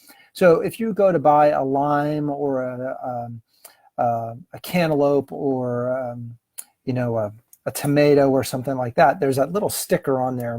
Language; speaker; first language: English; native; English